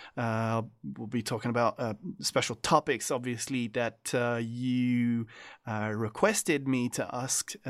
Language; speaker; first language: English; non-native, fluent; French